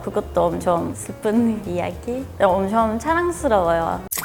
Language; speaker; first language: Korean; non-native, fluent; Turkish